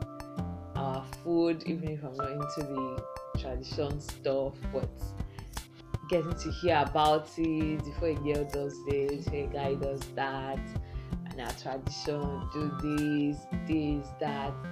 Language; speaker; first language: English; non-native, local second language; Igbo